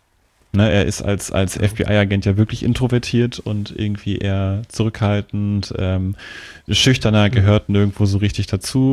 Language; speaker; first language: German; native; German